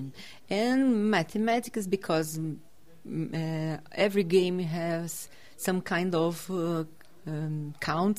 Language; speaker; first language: English; non-native, learner; Portuguese